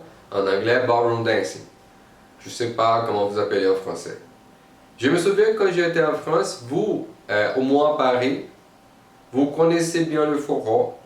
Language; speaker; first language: French; non-native, fluent; Portuguese